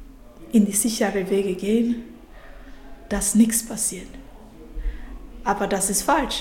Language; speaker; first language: German; non-native, fluent; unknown